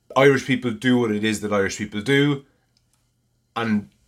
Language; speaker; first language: English; native; English